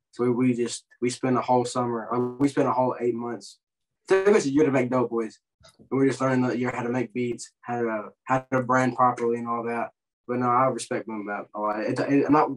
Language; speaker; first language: English; native; English